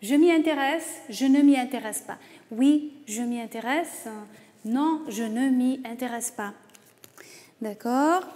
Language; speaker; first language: French; non-native, fluent; Hungarian